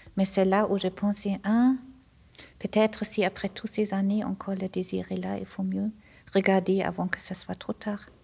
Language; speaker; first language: French; non-native, fluent; German